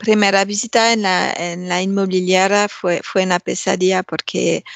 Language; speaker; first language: Spanish; non-native, learner; French